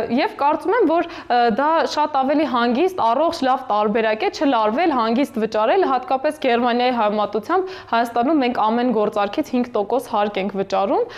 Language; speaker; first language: Armenian; native; Armenian